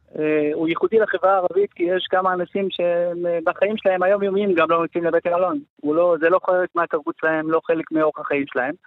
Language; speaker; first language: Hebrew; non-native, local second language; Arabic